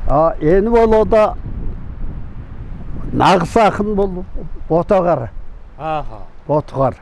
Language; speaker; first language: Mongolian; non-native, local second language; Kazakh